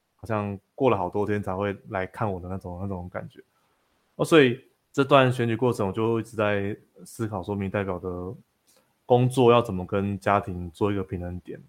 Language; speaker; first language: Chinese; native; Chinese